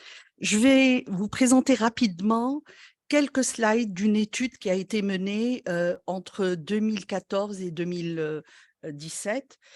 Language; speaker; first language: French; non-native, local second language; Arabic